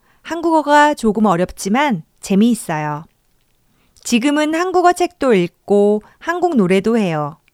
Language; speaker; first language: Korean; non-native, learner; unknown